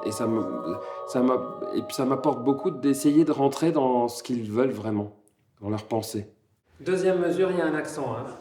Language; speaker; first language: French; native; French